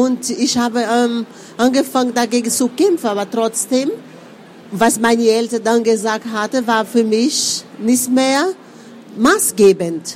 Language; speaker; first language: German; non-native, fluent; Portuguese